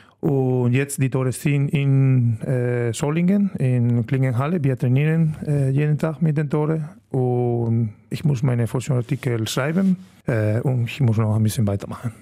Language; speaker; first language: German; non-native, learner; Spanish